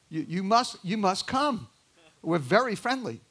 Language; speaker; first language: English; native; English